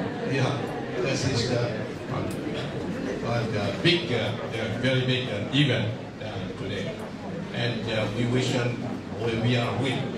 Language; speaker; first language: English; non-native, local second language; Vietnamese